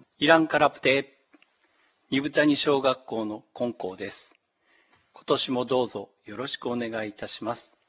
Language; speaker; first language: Japanese; native; Japanese